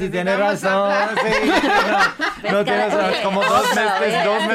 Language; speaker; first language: Spanish; early bilingual, heritage; Spanish